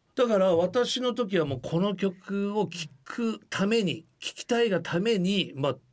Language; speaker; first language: Japanese; native; Japanese